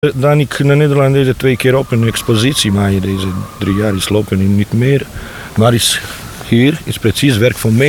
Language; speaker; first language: Dutch; non-native, learner; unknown